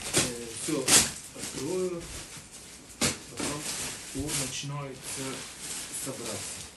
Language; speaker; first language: Russian; non-native, learner; Turkish